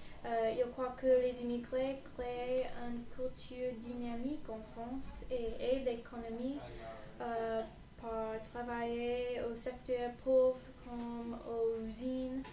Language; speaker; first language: French; non-native, learner; English